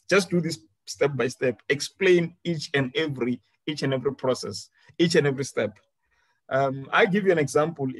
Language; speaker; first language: English; non-native, local second language; Venda